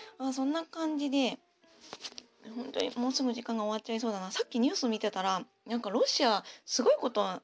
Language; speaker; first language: Japanese; native; Japanese